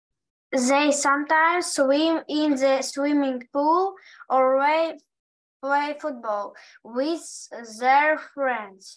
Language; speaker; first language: English; non-native, learner; Russian